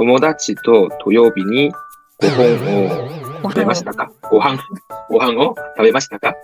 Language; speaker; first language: Japanese; non-native, learner; Korean